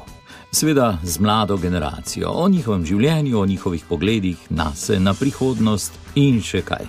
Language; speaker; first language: Slovenian; native; Slovenian